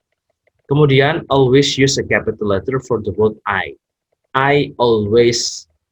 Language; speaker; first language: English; non-native, fluent; Indonesian